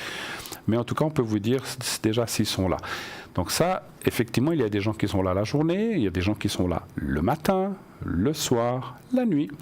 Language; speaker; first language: French; native; French